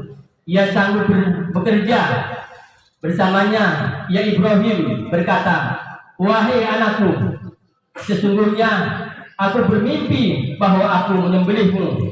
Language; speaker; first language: Indonesian; native; Indonesian